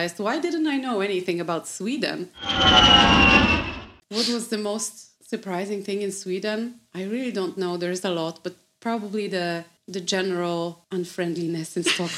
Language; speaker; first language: English; non-native, fluent; Polish